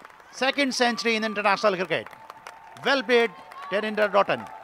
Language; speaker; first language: English; non-native, local second language; Urdu